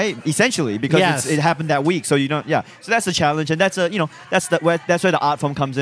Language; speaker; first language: English; non-native, local second language; Chinese